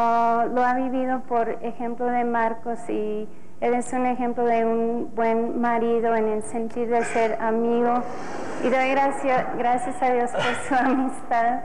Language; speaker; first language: Spanish; non-native, fluent; English